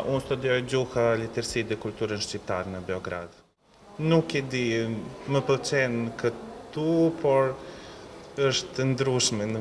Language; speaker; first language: Albanian; non-native, learner; Serbian